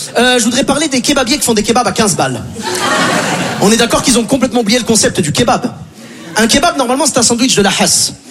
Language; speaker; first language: French; native; French